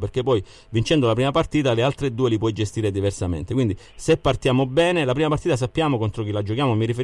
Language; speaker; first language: Italian; native; Italian